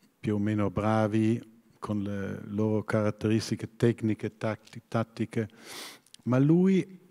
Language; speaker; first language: Italian; non-native, fluent; German